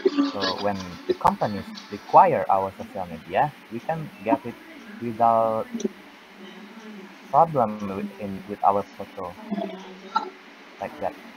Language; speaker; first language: English; non-native, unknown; Indonesian